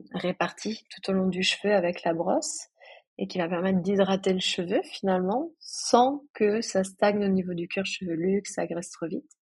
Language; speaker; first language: French; native; French